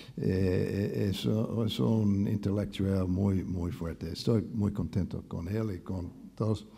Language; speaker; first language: Spanish; non-native, learner; English